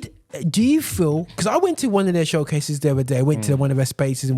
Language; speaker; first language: English; native; English